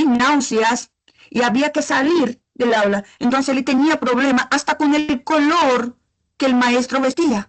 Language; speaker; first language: Spanish; non-native, fluent; Portuguese